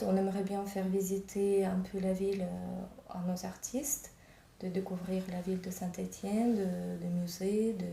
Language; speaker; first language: French; non-native, fluent; Ukrainian